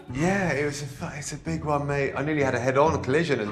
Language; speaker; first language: English; native; English